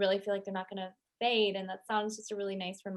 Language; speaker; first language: English; native; English